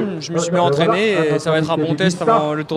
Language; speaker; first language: French; native; French